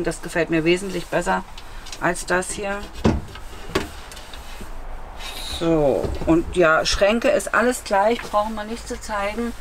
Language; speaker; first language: German; native; German